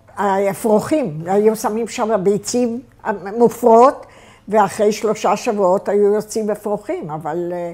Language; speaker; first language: Hebrew; native; Hebrew